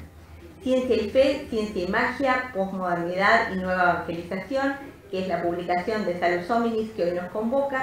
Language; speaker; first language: Spanish; native; Spanish